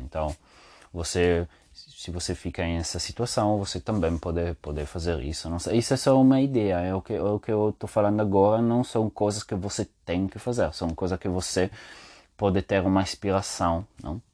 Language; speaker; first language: Portuguese; non-native, learner; Spanish